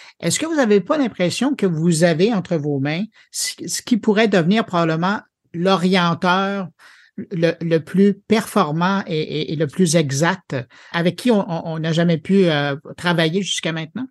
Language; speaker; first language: French; native; French